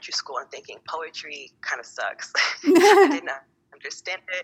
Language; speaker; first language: English; native; English